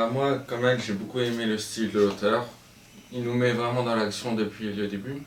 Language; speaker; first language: French; native; French